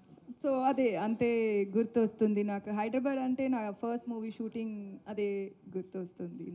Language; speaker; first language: Telugu; non-native, learner; Tamil